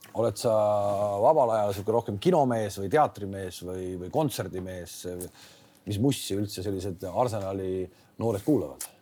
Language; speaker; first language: Estonian; native; Estonian